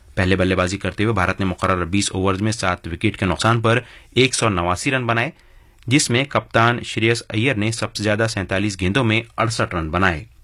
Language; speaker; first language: Urdu; native; Urdu